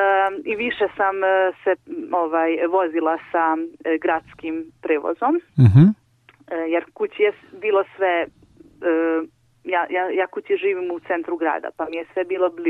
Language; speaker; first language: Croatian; non-native, local second language; Hungarian